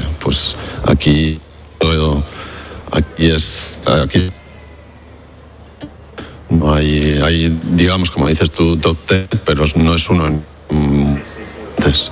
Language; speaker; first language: Spanish; native; Spanish